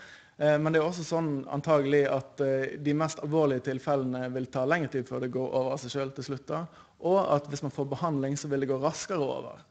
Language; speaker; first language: Norwegian; native; Norwegian